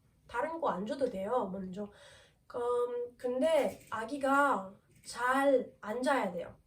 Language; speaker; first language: Korean; non-native, learner; French